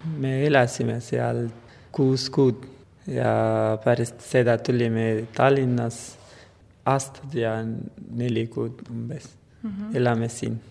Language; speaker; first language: Estonian; non-native, learner; Persian